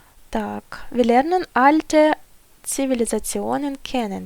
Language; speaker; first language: German; non-native, fluent; Ukrainian